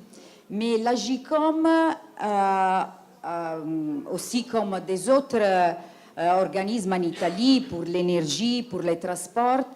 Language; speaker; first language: French; non-native, fluent; Italian